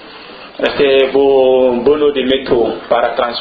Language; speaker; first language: Spanish; non-native, learner; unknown